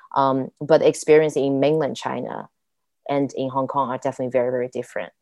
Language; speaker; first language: English; non-native, fluent; Chinese